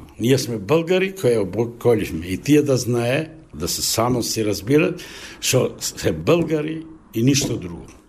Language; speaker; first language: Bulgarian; early bilingual, heritage; Bulgarian